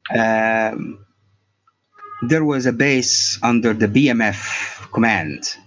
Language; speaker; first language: English; non-native, fluent; Arabic